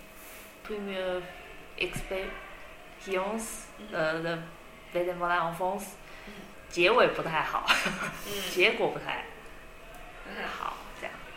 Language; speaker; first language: French; non-native, learner; Chinese